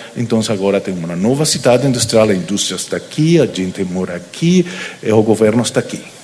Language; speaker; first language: Portuguese; non-native, learner; Spanish